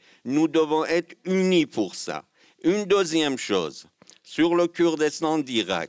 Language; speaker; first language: French; non-native, fluent; Kurdish